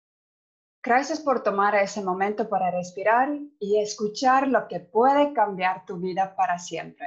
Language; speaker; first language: Spanish; non-native, fluent; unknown